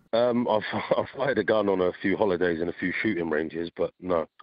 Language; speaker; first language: English; native; English